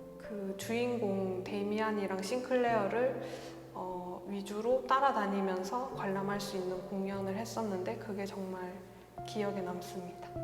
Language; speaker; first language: Korean; native; Korean